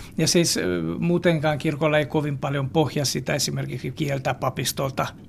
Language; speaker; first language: Finnish; non-native, fluent; Hungarian